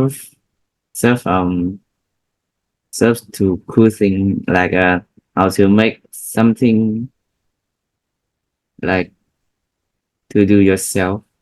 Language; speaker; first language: English; non-native, learner; Vietnamese